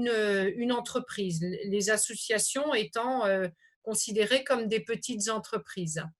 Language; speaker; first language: French; native; French